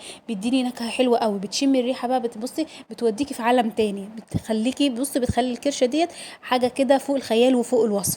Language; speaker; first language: Arabic; native; Arabic